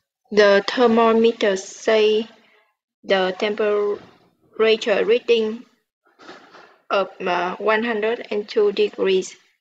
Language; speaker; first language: English; non-native, learner; Vietnamese